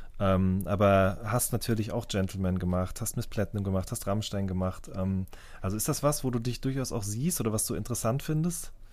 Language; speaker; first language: German; native; German